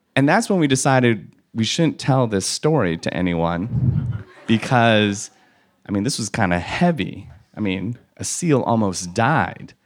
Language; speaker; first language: English; native; English